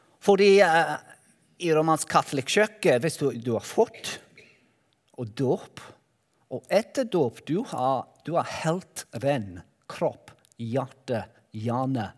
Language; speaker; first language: Norwegian; non-native, learner; Welsh